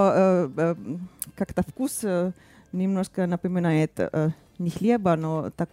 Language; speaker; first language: Russian; non-native, fluent; Finnish